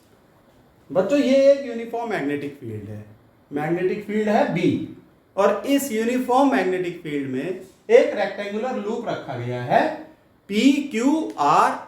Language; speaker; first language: Hindi; native; Hindi